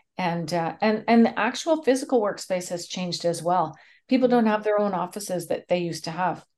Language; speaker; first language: English; native; English